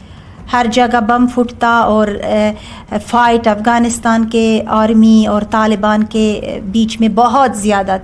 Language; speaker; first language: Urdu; non-native, learner; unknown